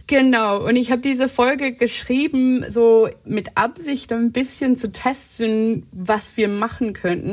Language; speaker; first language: German; non-native, fluent; English